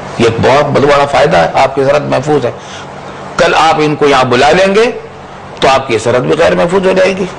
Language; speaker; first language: Urdu; native; Urdu